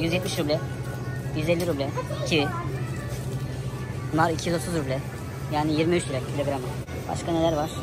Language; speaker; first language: Turkish; native; Turkish